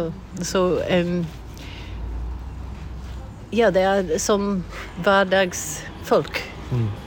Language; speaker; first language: Swedish; non-native, learner; English